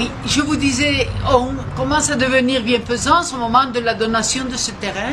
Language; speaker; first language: French; non-native, fluent; Spanish